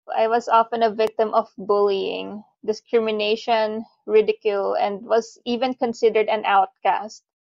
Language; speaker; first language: English; non-native, local second language; Filipino